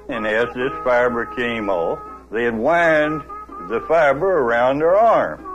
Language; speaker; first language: English; native; English